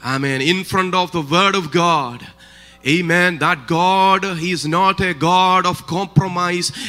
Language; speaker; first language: English; non-native, local second language; Malayalam